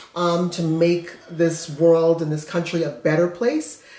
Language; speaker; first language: English; native; English